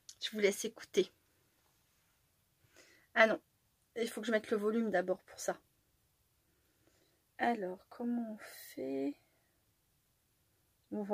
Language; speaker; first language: French; native; French